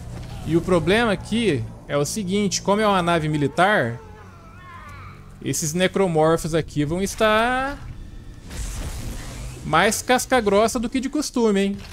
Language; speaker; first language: Portuguese; native; Portuguese